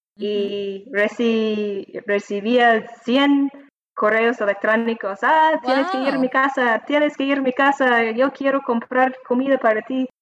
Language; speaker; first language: Spanish; non-native, learner; English